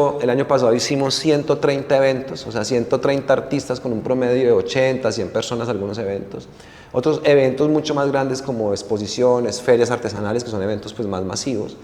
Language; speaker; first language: Spanish; native; Spanish